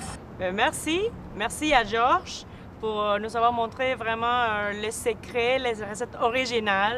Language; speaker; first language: French; native; French